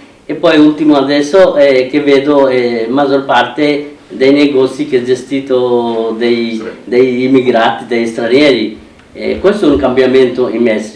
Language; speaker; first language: Italian; non-native, fluent; Bangla